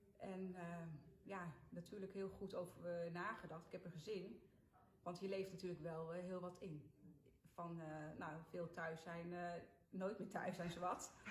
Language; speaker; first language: Dutch; early bilingual, other home language; Sinhala